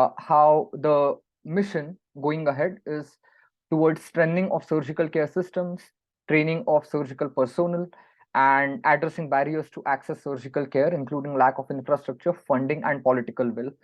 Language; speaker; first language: English; non-native, local second language; Marathi